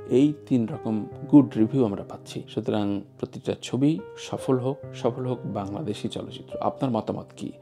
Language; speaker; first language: Bangla; native; Bangla